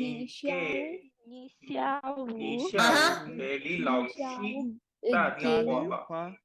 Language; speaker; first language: Chinese; non-native, learner; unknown